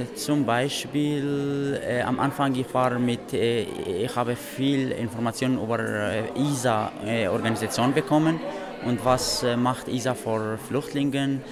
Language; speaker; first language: German; non-native, learner; Arabic